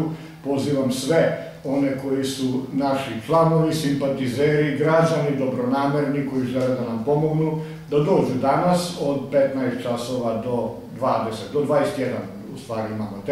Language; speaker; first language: Serbian; native; Serbian